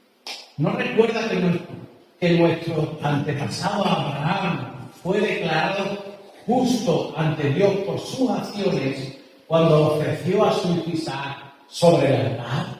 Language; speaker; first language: Spanish; native; Spanish